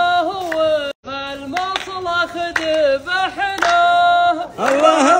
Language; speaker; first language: Arabic; native; Arabic